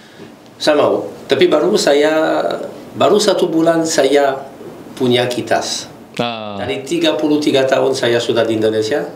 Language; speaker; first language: Indonesian; non-native, learner; Italian